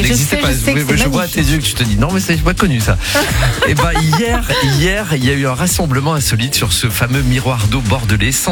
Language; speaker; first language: French; native; French